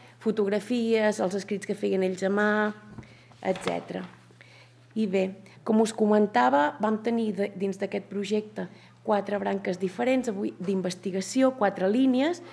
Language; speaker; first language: Catalan; native; Catalan